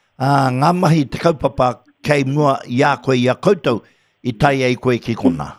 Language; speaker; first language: Māori; native; Māori